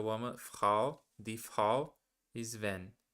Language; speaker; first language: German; non-native, learner; Portuguese